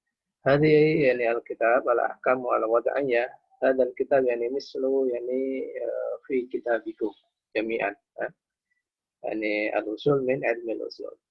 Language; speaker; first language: Arabic; non-native, fluent; Indonesian